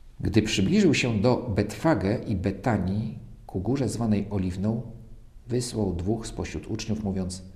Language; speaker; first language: Polish; native; Polish